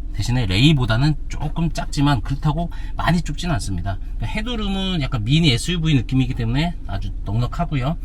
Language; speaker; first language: Korean; native; Korean